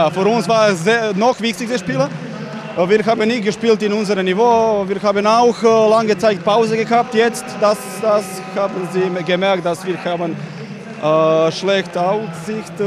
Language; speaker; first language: German; non-native, fluent; Croatian